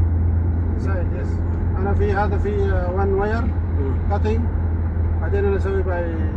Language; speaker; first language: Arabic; non-native, learner; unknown